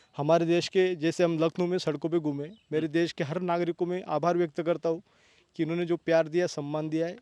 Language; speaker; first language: Hindi; non-native, local second language; Marathi